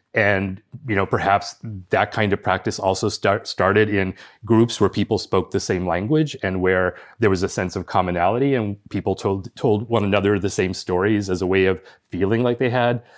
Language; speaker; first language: English; early bilingual, other home language; Spanish